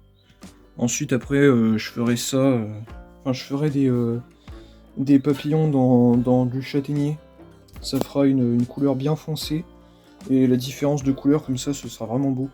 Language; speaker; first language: French; native; French